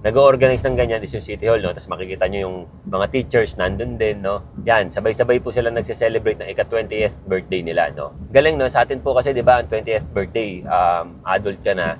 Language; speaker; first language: Filipino; native; Filipino